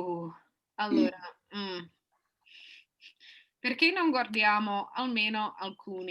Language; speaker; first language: Italian; non-native, fluent; English